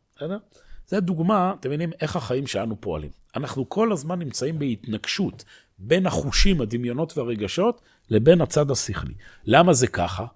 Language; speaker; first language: Hebrew; native; Hebrew